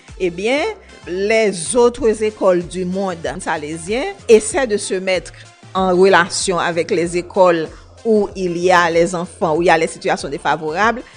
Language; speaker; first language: French; non-native, local second language; Haitian Creole